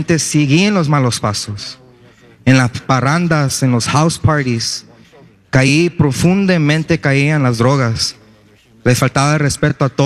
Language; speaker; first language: Spanish; early bilingual, heritage; Spanish